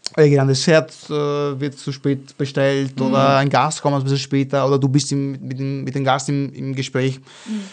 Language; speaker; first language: German; non-native, fluent; Italian